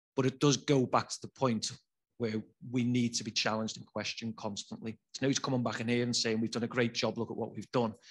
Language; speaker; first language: English; native; English